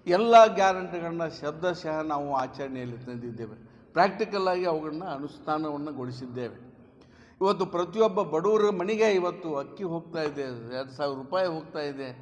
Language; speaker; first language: Kannada; native; Kannada